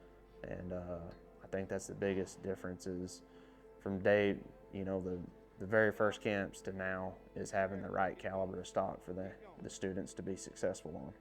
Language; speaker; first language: English; native; English